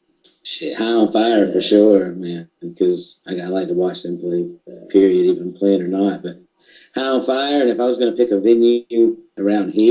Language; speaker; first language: English; native; English